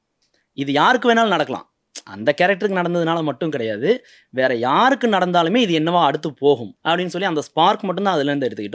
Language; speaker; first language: Tamil; native; Tamil